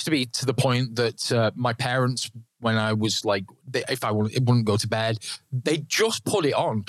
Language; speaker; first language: English; native; English